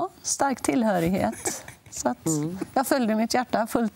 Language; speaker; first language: Swedish; native; Swedish